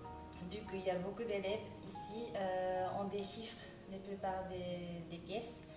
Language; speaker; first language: French; non-native, fluent; Japanese